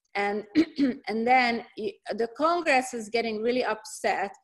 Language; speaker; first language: English; non-native, fluent; Hungarian